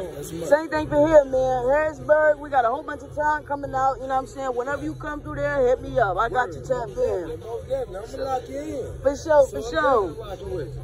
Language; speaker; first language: English; native; English